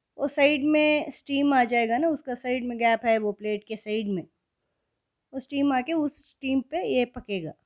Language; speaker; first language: Hindi; non-native, local second language; Kannada